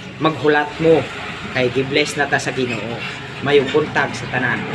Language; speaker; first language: Cebuano; non-native, local second language; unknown